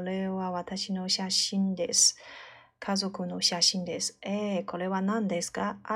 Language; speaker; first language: Japanese; non-native, learner; Chinese